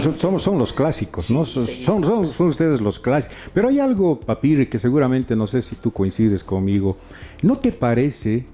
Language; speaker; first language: Spanish; native; Spanish